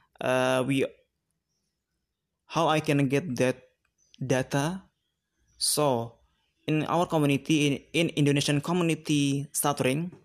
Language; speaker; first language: English; non-native, learner; Indonesian